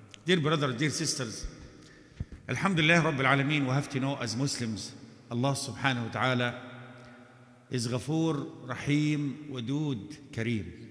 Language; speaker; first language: English; non-native, fluent; Arabic